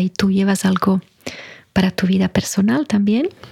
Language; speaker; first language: Spanish; non-native, learner; Slovak